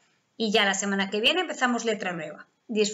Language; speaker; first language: Spanish; native; Spanish